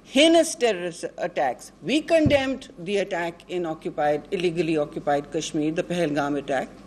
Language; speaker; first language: English; non-native, local second language; Urdu